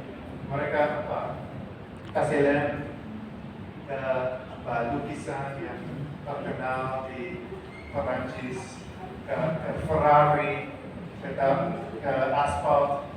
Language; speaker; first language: Indonesian; non-native, fluent; English